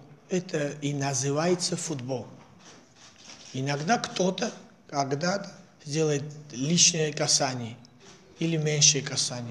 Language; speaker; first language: Russian; non-native, fluent; Georgian